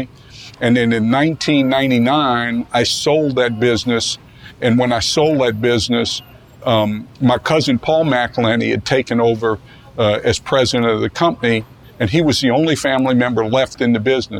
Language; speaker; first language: English; native; English